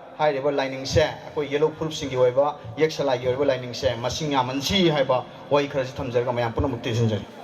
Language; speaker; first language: Manipuri; non-native, local second language; Rongmei Naga